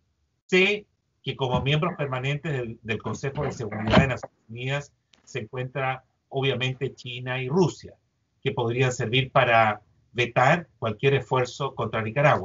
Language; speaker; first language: Spanish; native; Spanish